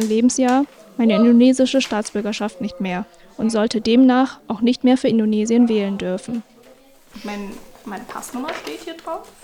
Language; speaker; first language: German; early bilingual, other home language; Indonesian